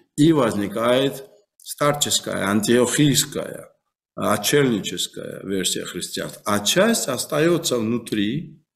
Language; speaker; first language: Russian; non-native, local second language; Georgian